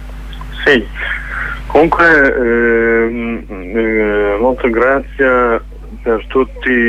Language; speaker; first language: Italian; non-native, learner; Kurdish